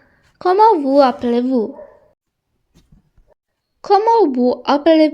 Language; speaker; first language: French; non-native, learner; Sinhala